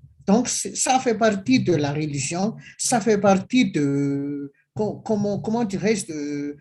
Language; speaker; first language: French; non-native, local second language; Malagasy